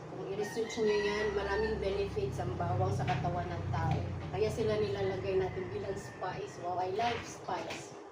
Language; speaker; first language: Filipino; non-native, local second language; Cebuano